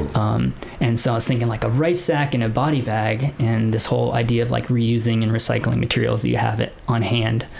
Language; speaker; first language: English; early bilingual, other home language; Filipino